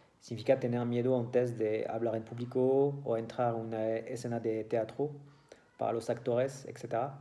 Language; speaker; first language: Spanish; non-native, learner; French